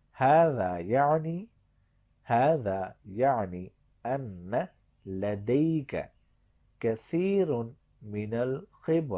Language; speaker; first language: Arabic; non-native, fluent; Urdu